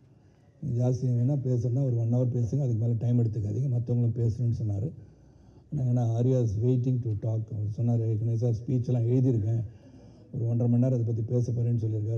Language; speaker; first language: Tamil; native; Tamil